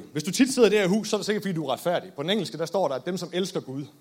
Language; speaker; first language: Danish; native; Danish